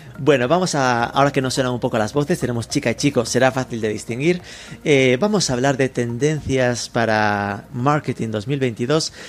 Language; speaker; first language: Spanish; native; Spanish